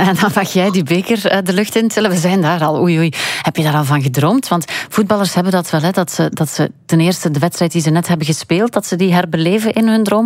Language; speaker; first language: Dutch; native; Dutch